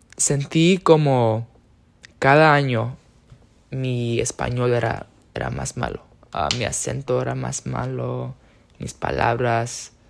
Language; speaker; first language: Spanish; early bilingual, heritage; Spanish